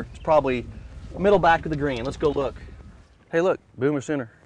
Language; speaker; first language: English; native; English